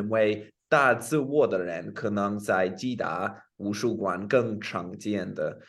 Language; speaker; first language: Chinese; non-native, fluent; English